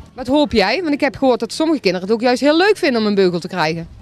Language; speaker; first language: Dutch; native; Dutch